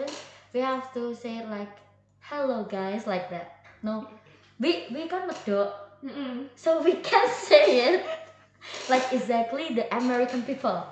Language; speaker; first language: English; non-native, learner; Indonesian